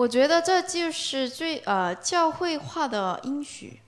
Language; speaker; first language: Chinese; non-native, learner; Korean